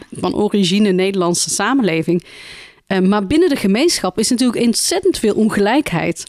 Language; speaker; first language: Dutch; early bilingual, other home language; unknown